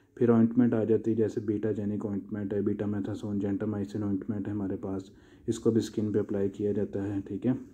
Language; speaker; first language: Urdu; non-native, local second language; Punjabi